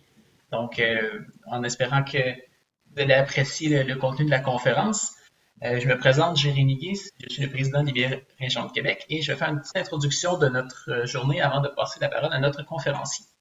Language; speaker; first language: French; native; French